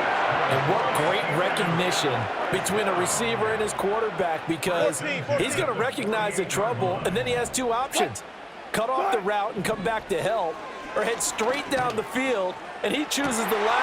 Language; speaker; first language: English; native; English